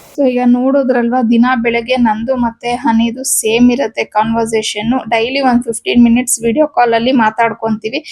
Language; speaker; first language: Kannada; non-native, local second language; Telugu